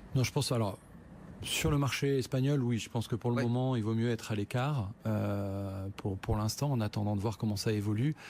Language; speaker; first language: French; native; French